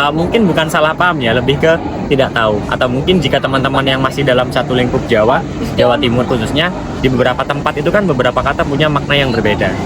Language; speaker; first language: Indonesian; native; Indonesian